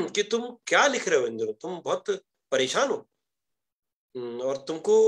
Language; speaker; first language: Hindi; native; Hindi